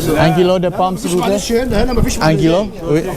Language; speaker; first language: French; non-native, learner; Thai